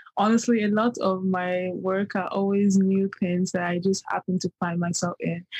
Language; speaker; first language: English; early bilingual, other home language; Yoruba